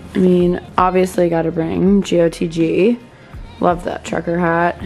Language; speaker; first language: English; native; English